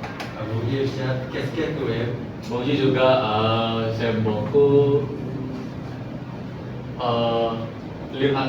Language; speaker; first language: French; non-native, learner; Indonesian